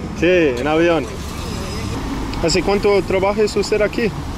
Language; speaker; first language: Spanish; non-native, learner; English